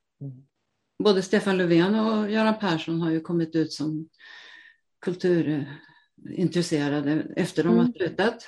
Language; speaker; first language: Swedish; native; Swedish